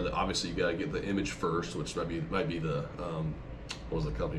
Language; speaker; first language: English; native; English